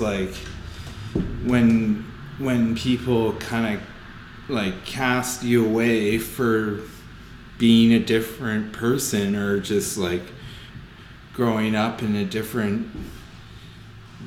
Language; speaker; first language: English; native; English